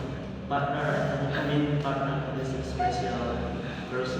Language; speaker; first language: English; non-native, learner; Indonesian